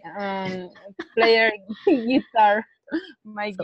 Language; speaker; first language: English; non-native, learner; Spanish